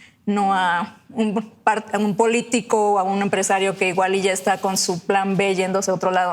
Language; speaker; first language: Spanish; native; Spanish